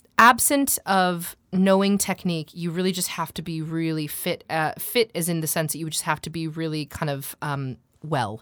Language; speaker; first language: English; native; English